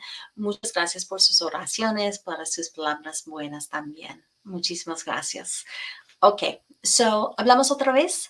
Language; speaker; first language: Spanish; non-native, fluent; English